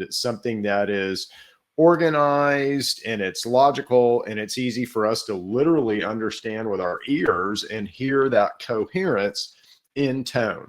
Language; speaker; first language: English; native; English